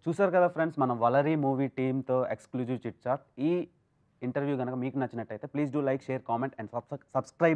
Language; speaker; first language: Telugu; native; Telugu